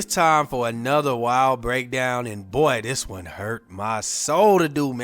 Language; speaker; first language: English; native; English